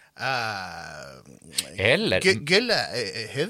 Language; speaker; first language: Finnish; non-native, learner; Norwegian